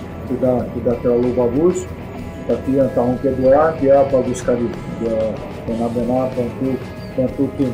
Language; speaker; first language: Indonesian; non-native, fluent; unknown